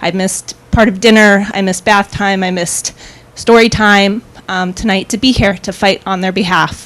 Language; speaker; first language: English; native; English